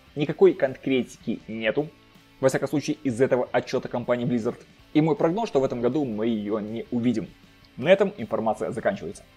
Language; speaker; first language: Russian; native; Russian